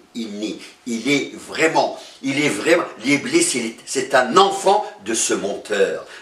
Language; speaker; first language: French; non-native, local second language; Arabic